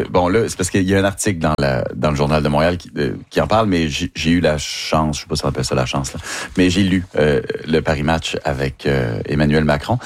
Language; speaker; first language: French; native; French